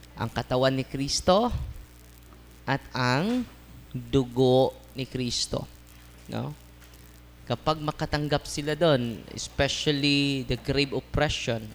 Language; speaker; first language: Filipino; non-native, local second language; Cebuano